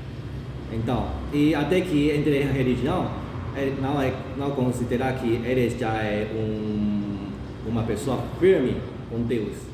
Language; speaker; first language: Portuguese; non-native, fluent; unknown